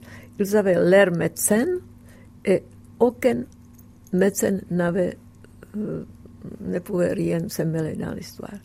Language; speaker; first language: French; non-native, fluent; Czech